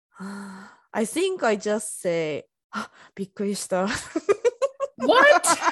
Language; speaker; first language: English; non-native, fluent; Japanese